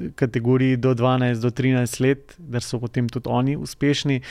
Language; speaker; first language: Slovenian; native; Slovenian